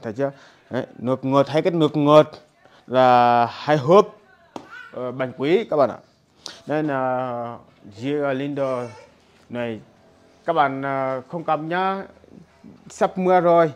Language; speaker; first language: Vietnamese; non-native, learner; Portuguese